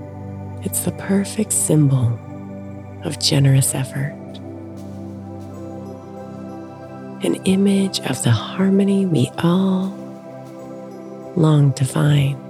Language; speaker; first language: English; native; English